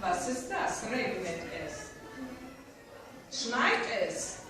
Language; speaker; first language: German; non-native, fluent; Russian